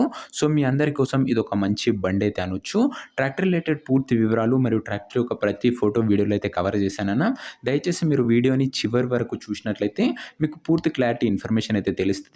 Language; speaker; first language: Telugu; native; Telugu